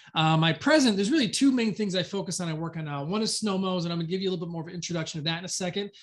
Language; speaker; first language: English; native; English